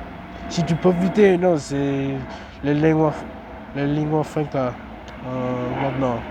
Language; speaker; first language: French; non-native, learner; English